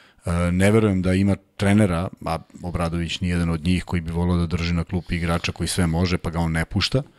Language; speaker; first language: Serbian; native; Serbian